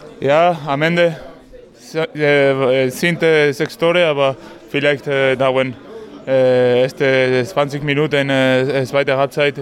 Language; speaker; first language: German; non-native, learner; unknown